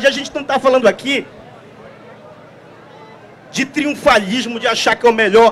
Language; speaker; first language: Portuguese; native; Portuguese